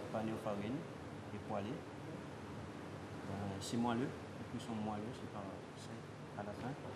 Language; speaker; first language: French; non-native, learner; Seselwa Creole French